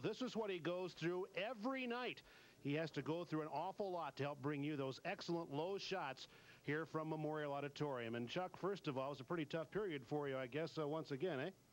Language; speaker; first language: English; native; English